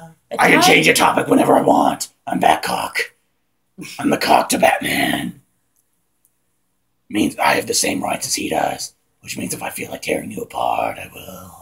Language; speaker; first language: English; native; English